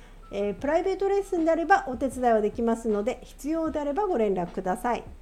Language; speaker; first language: Japanese; native; Japanese